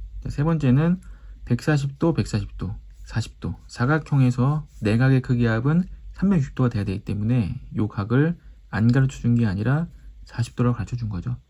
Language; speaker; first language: Korean; native; Korean